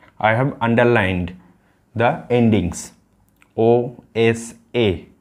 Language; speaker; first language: English; non-native, local second language; Bangla